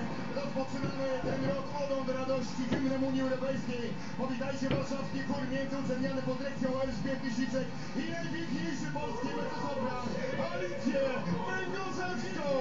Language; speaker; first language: Polish; native; Polish